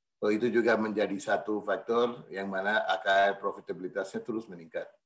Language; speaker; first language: Indonesian; non-native, fluent; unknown